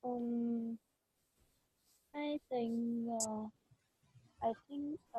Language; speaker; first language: English; non-native, learner; Vietnamese